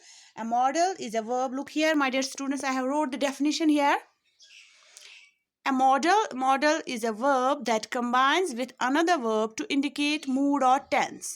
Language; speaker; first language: English; non-native, local second language; Urdu